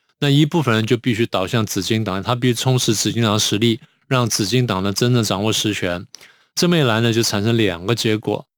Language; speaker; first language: Chinese; native; Chinese